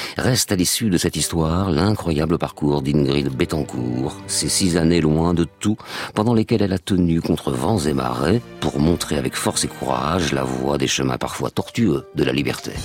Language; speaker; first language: French; native; French